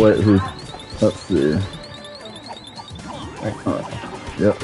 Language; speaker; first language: English; native; English